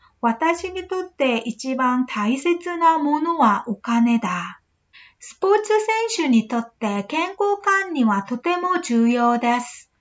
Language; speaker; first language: Japanese; non-native, fluent; Korean